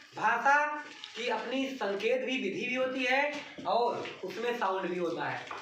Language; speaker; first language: Hindi; native; Hindi